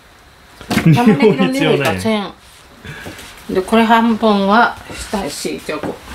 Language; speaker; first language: Japanese; native; Japanese